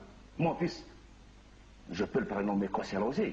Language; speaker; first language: French; non-native, local second language; Kabyle